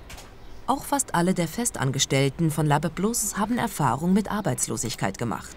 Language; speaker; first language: German; native; German